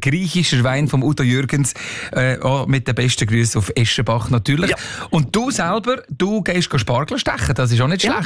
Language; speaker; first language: German; native; German